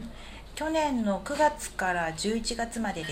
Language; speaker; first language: Japanese; non-native, learner; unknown